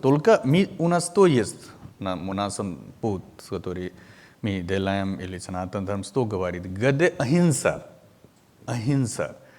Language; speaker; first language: Russian; non-native, learner; Hindi